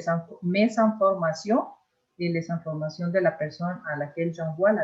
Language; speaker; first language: French; non-native, fluent; Spanish